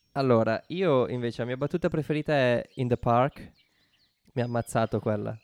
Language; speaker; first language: Italian; native; Italian